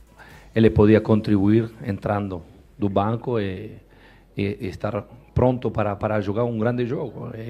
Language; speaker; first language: Portuguese; non-native, fluent; Spanish